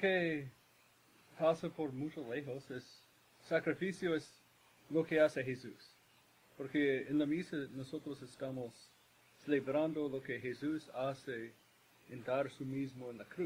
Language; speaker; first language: Spanish; non-native, fluent; English